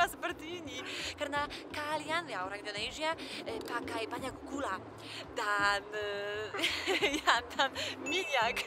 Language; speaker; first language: Indonesian; non-native, learner; Polish